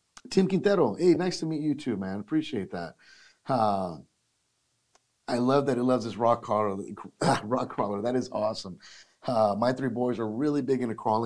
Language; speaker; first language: English; early bilingual, other home language; Spanish